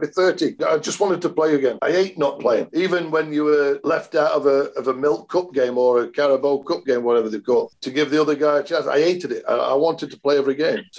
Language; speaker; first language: English; native; English